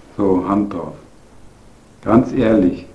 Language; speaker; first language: German; native; German